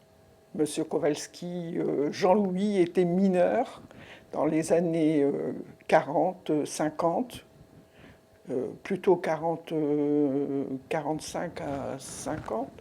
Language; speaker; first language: French; native; French